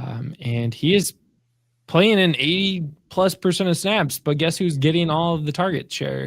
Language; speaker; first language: English; native; English